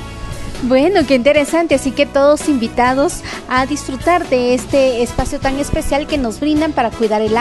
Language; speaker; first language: Spanish; native; Spanish